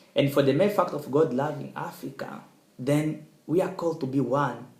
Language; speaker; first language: English; non-native, fluent; Portuguese